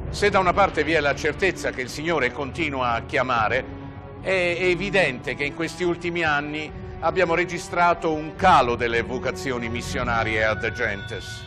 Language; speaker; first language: Italian; native; Italian